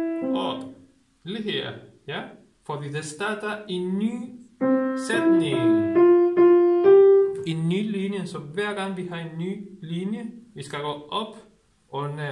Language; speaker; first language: Danish; non-native, learner; Spanish